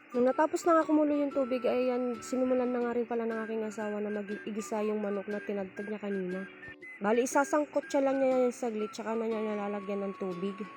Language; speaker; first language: Filipino; non-native, local second language; Bikol